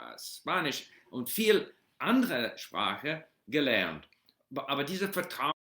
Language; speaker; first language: German; non-native, learner; English